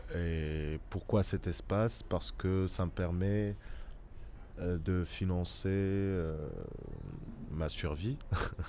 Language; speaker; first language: French; non-native, local second language; Arabic